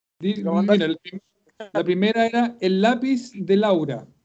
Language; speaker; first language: Spanish; native; Spanish